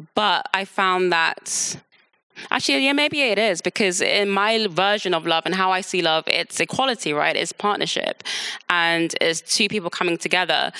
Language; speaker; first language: English; native; English